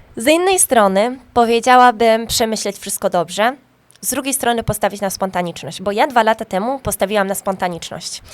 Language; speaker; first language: Polish; native; Polish